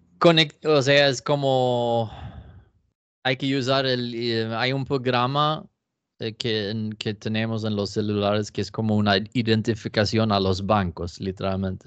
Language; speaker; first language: Spanish; non-native, fluent; Swedish